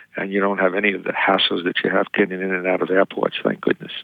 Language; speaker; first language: English; native; English